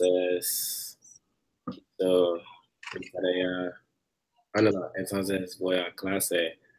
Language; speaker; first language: Spanish; non-native, learner; English